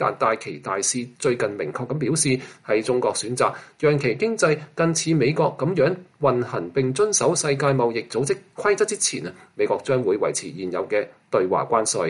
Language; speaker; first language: Chinese; non-native, local second language; Cantonese